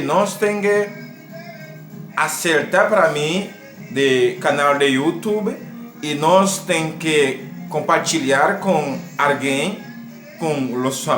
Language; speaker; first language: Portuguese; non-native, learner; Haitian Creole